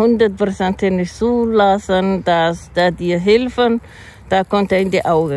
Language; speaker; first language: German; non-native, learner; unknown